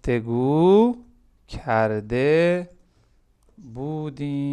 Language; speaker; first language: Persian; non-native, fluent; Urdu